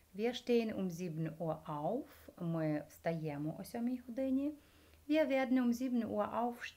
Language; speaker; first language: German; non-native, fluent; Ukrainian